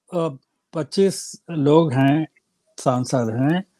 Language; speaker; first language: Hindi; native; Hindi